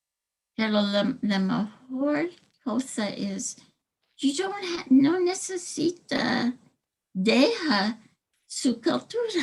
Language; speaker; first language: Spanish; early bilingual, heritage; English